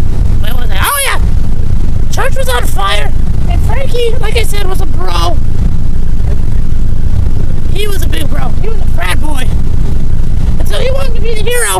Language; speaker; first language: English; native; English